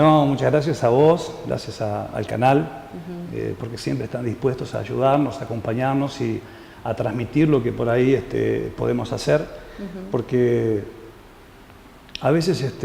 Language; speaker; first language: Spanish; native; Spanish